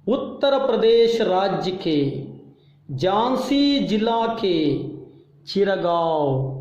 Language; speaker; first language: Hindi; non-native, local second language; Kannada